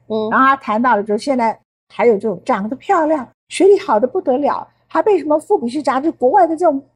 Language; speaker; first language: Chinese; native; Chinese